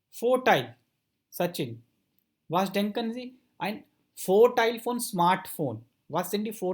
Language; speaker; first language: German; non-native, fluent; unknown